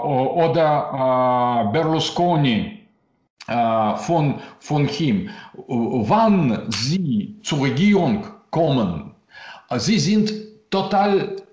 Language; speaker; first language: German; non-native, learner; Russian